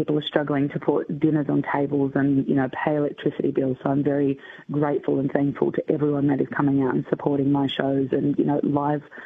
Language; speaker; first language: English; native; English